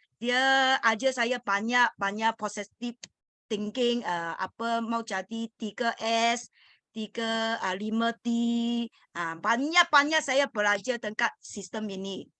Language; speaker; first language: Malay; non-native, learner; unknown